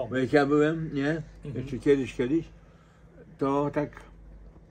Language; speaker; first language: Polish; native; Polish